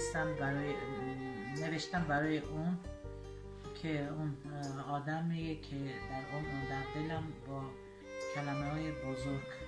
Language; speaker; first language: Persian; non-native, local second language; Armenian